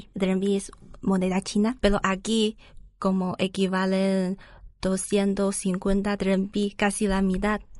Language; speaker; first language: Spanish; non-native, learner; Chinese